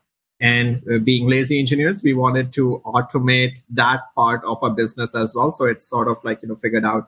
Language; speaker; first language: English; non-native, local second language; Hindi